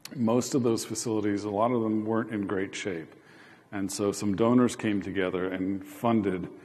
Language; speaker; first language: English; native; English